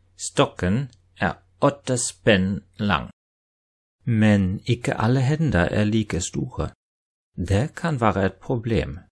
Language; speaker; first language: Norwegian; non-native, fluent; German